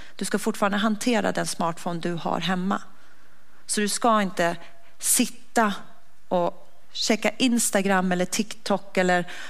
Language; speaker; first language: Swedish; early bilingual, other home language; Persian